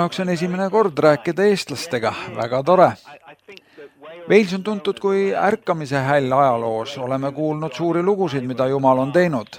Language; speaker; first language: Estonian; native; Estonian